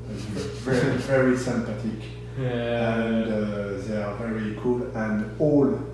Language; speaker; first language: English; non-native, learner; French